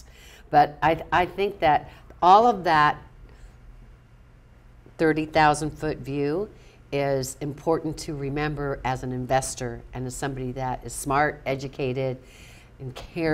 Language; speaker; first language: English; native; English